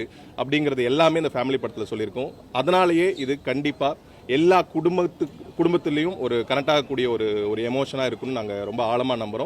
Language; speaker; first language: Tamil; native; Tamil